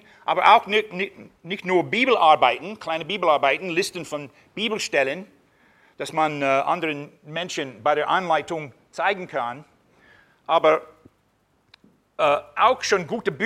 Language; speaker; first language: German; non-native, fluent; English